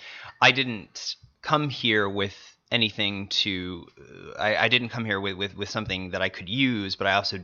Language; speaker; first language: English; native; English